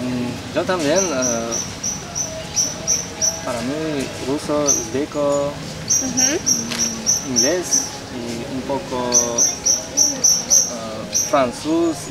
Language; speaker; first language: Spanish; non-native, learner; Uzbek